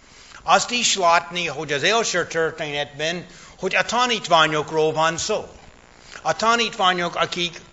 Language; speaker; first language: Hungarian; non-native, fluent; English